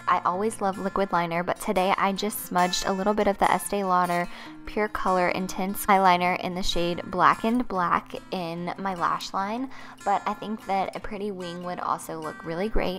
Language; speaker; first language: English; native; English